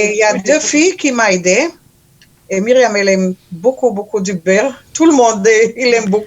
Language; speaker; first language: French; non-native, learner; Hebrew